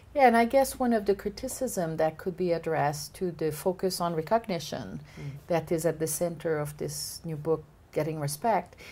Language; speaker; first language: English; native; English